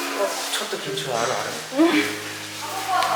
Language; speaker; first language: Japanese; non-native, fluent; Korean